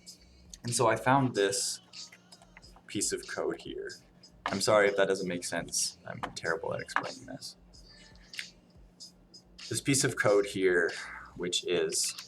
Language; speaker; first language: English; native; English